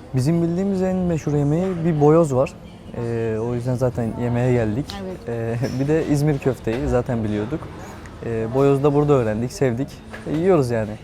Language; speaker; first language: Turkish; native; Turkish